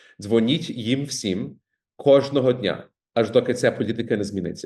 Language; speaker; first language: Ukrainian; early bilingual, heritage; Ukrainian